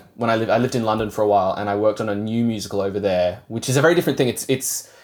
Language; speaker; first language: English; native; English